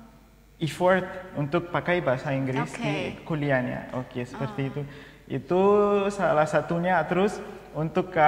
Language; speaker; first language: Indonesian; non-native, fluent; Malagasy